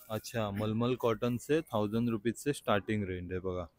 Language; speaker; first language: Hindi; non-native, local second language; Marathi